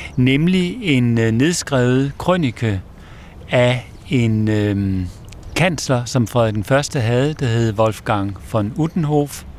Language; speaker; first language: Danish; native; Danish